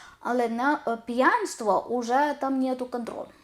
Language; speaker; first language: Ukrainian; non-native, learner; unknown